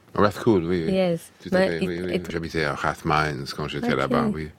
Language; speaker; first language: French; non-native, fluent; English